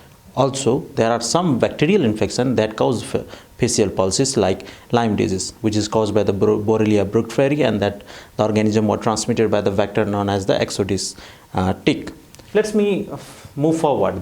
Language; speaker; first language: English; non-native, fluent; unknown